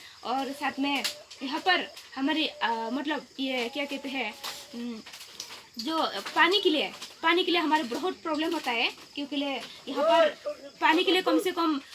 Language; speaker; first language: Hindi; non-native, local second language; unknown